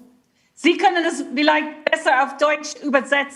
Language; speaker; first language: German; non-native, learner; English